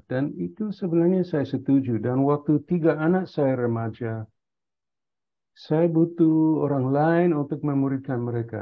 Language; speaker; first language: Indonesian; non-native, fluent; English